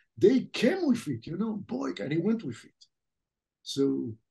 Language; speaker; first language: English; non-native, fluent; French